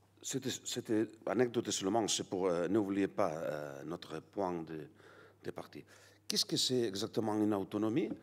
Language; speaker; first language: French; non-native, learner; Catalan